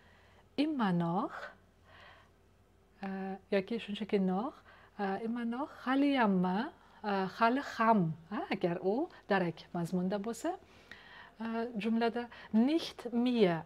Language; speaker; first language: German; non-native, fluent; Uzbek